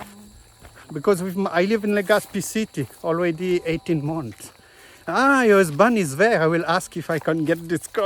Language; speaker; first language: English; non-native, learner; French